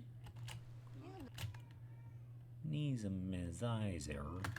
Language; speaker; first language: Chinese; non-native, learner; English